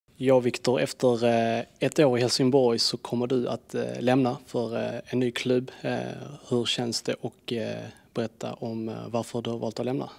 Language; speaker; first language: Swedish; native; Swedish